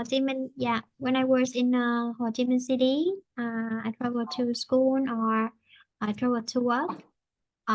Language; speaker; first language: English; non-native, fluent; Vietnamese